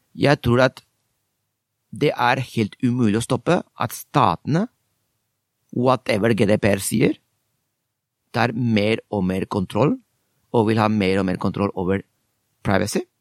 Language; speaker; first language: Norwegian; non-native, fluent; Spanish